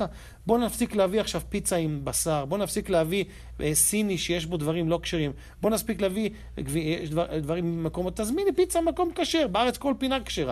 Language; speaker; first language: Hebrew; native; Hebrew